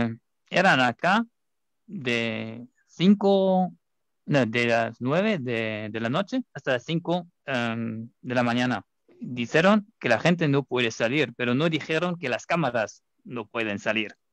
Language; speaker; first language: Spanish; non-native, fluent; German